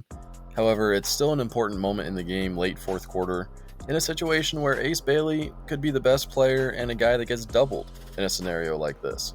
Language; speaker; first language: English; native; English